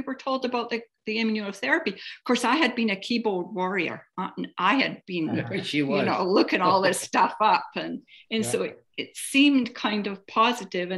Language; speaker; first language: English; native; English